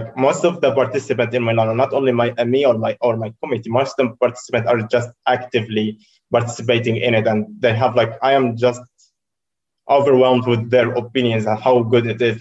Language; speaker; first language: English; non-native, fluent; Arabic